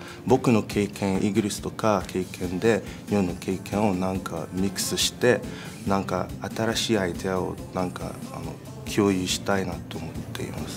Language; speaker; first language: Japanese; non-native, fluent; English